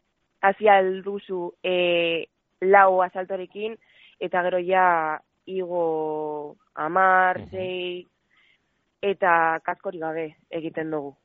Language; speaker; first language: Basque; non-native, local second language; Spanish